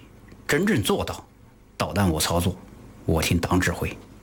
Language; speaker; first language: Chinese; native; Chinese